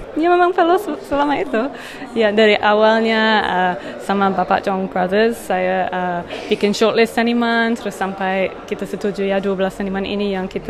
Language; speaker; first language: Indonesian; non-native, fluent; English